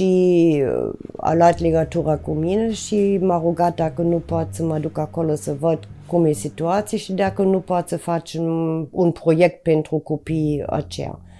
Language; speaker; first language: Romanian; non-native, fluent; German